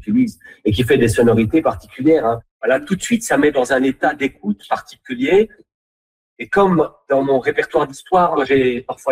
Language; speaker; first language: French; native; French